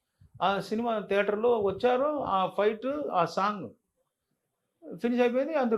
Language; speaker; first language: Telugu; non-native, learner; Tamil